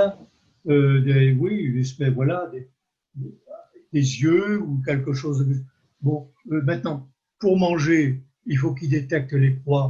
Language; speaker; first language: French; native; French